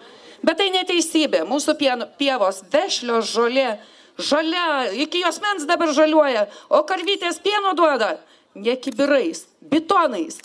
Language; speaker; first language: Lithuanian; native; Lithuanian